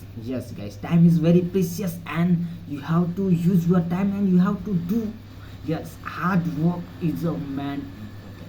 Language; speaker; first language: English; non-native, learner; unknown